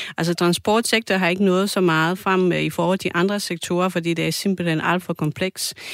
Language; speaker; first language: Danish; non-native, fluent; Croatian